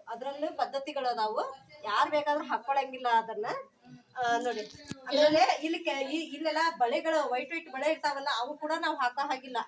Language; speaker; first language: Kannada; non-native, local second language; Lambadi